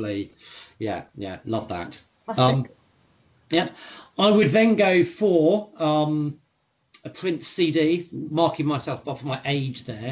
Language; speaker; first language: English; native; English